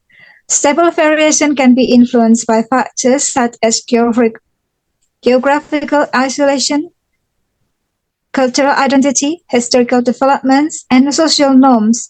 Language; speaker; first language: English; non-native, learner; Indonesian